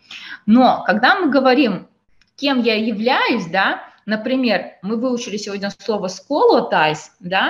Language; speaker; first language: Russian; native; Russian